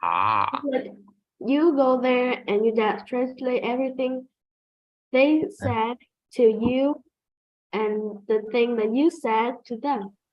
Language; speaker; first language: English; non-native, fluent; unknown